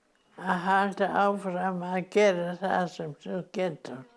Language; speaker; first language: Icelandic; non-native, fluent; German